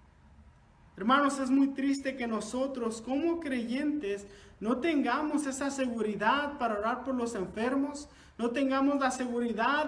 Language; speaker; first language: Spanish; native; Spanish